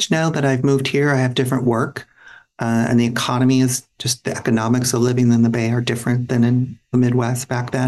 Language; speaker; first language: English; native; English